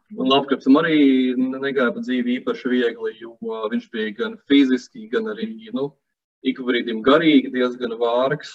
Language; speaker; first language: Latvian; native; Latvian